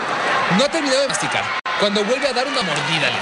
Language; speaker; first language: Spanish; native; Spanish